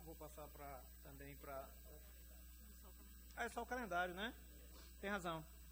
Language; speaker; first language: Portuguese; native; Portuguese